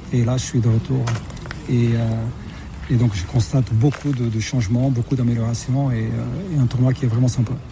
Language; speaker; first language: French; non-native, fluent; Portuguese